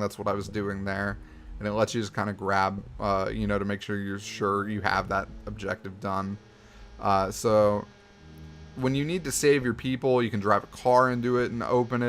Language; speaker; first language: English; native; English